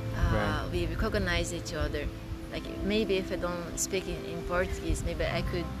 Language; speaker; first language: English; non-native, learner; Portuguese